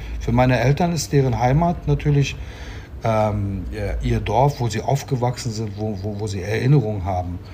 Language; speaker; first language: German; early bilingual, other home language; Turkish